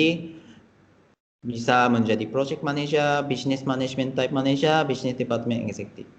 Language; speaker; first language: Indonesian; non-native, fluent; Japanese